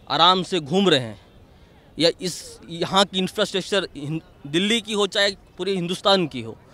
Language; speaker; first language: Hindi; non-native, local second language; Gujarati